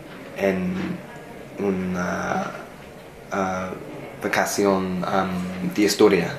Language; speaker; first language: Spanish; non-native, learner; English